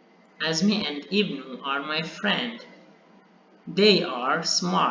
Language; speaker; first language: English; non-native, learner; Indonesian